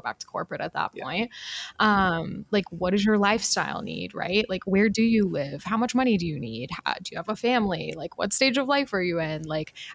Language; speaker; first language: English; native; English